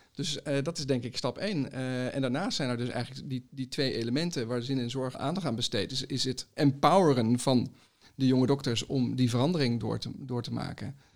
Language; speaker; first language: Dutch; native; Dutch